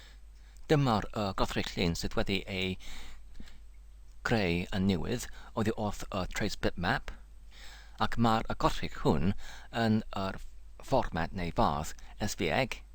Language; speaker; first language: Welsh; non-native, learner; English